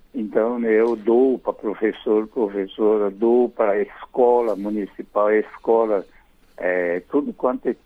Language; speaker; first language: Portuguese; non-native, fluent; Japanese